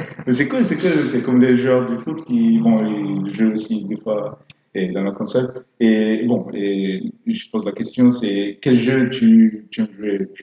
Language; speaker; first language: French; non-native, fluent; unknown